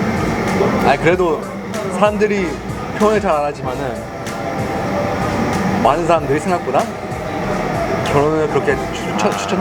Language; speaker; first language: Korean; early bilingual, heritage; Korean